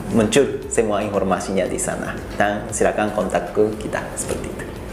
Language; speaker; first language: Indonesian; non-native, fluent; Japanese